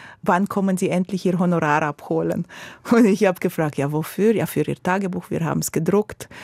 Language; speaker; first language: German; non-native, fluent; Romanian